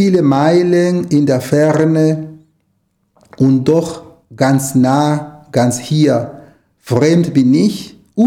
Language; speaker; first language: German; non-native, fluent; Spanish